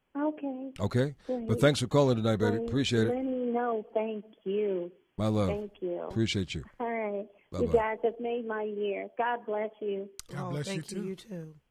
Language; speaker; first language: English; native; English